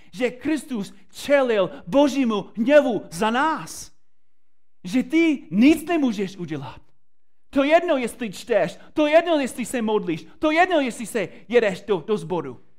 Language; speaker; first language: Czech; non-native, fluent; English